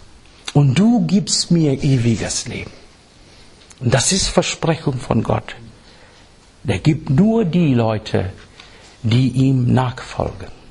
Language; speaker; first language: German; non-native, learner; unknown